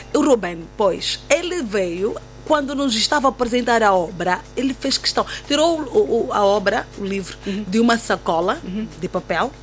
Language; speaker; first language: Portuguese; native; Portuguese